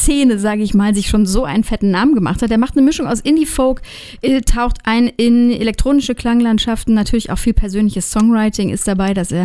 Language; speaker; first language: German; native; German